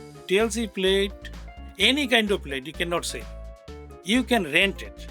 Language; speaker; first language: English; non-native, local second language; Sylheti